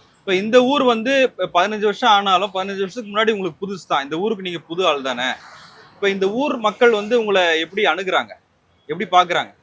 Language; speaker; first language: Tamil; native; Tamil